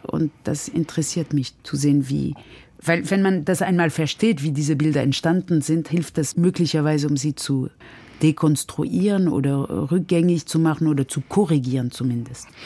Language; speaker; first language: German; non-native, fluent; French